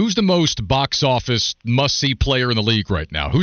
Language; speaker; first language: English; native; English